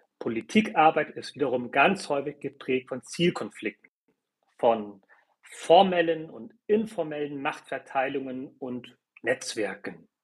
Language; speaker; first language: German; early bilingual, other home language; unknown